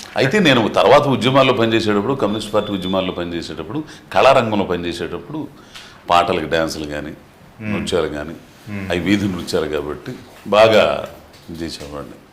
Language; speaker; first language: Telugu; native; Telugu